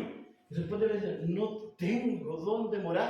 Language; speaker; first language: Spanish; native; Spanish